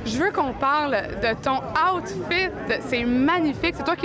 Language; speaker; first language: French; native; French